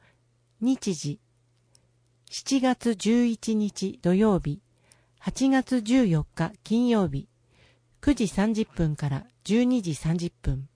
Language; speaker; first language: Japanese; native; Japanese